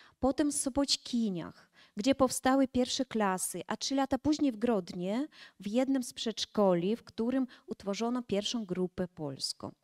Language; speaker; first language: Polish; early bilingual, heritage; Polish